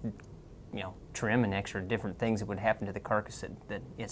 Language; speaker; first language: English; native; English